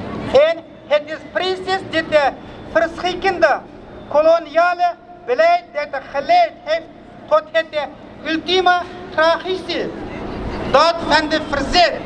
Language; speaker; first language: Dutch; non-native, fluent; Uyghur